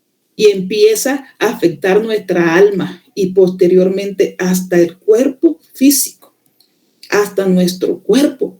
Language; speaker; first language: Spanish; native; Spanish